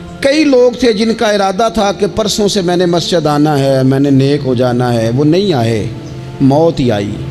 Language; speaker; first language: Urdu; non-native, local second language; Punjabi